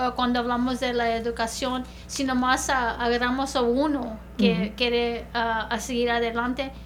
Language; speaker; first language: Spanish; early bilingual, other home language; English